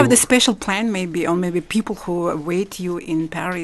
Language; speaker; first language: English; non-native, learner; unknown